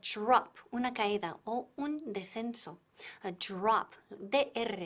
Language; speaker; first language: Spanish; non-native, fluent; English